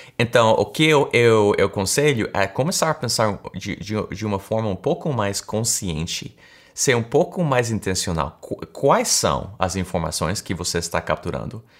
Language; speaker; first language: Portuguese; early bilingual, heritage; English